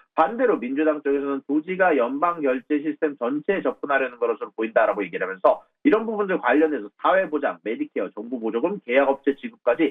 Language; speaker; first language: Korean; native; Korean